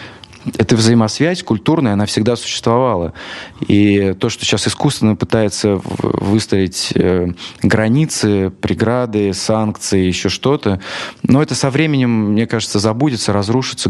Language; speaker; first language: Russian; native; Russian